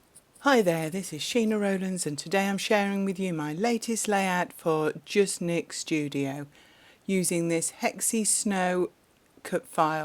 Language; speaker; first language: English; native; English